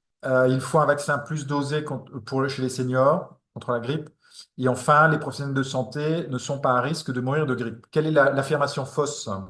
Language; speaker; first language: French; native; French